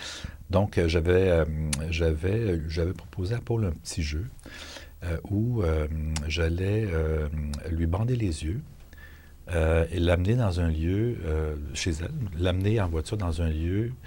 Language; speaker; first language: French; native; French